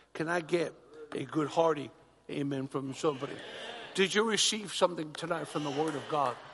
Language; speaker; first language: English; native; English